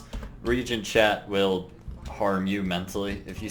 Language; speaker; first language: English; native; English